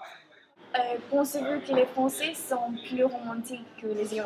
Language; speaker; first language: French; non-native, learner; English